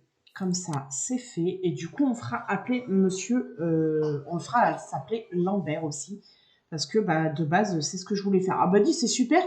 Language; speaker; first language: French; native; French